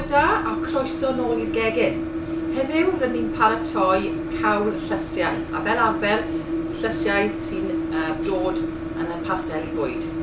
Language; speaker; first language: Welsh; non-native, learner; English